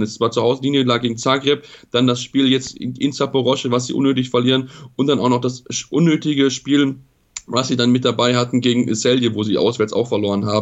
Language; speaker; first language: German; native; German